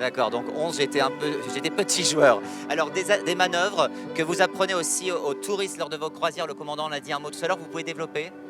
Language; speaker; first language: French; native; French